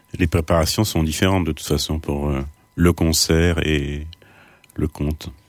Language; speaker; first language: French; native; French